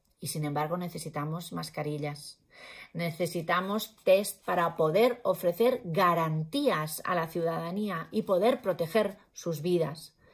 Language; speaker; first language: Spanish; non-native, local second language; Catalan